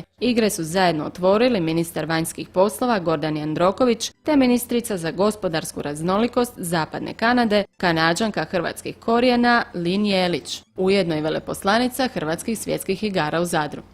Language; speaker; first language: Croatian; native; Croatian